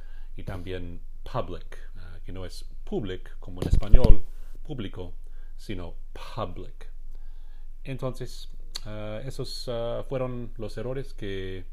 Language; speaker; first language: Spanish; non-native, fluent; English